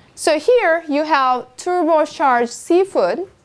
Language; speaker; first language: English; non-native, fluent; Turkish